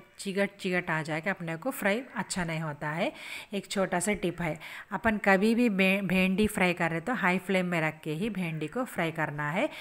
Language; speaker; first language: Hindi; native; Hindi